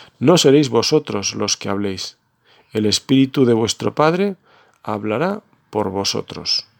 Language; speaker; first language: Spanish; native; Spanish